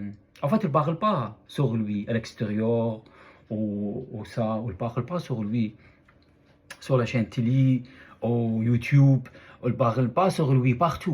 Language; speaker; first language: French; non-native, fluent; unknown